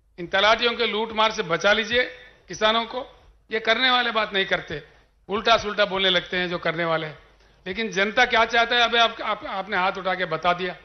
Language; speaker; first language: Hindi; non-native, local second language; Telugu